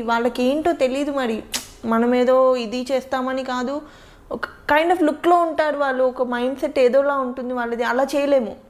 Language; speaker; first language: Telugu; native; Telugu